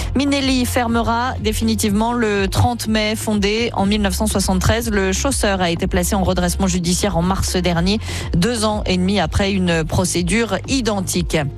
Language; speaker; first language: French; native; French